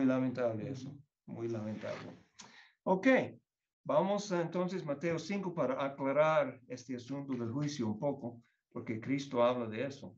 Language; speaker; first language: Spanish; non-native, fluent; English